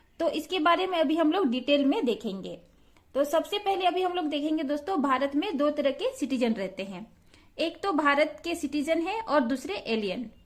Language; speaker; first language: Hindi; non-native, local second language; Santali